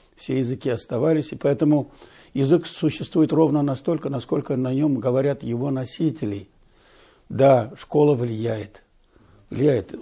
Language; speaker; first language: Russian; non-native, local second language; Tatar